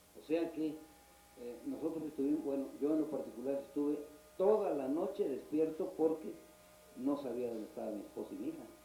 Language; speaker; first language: Spanish; native; Spanish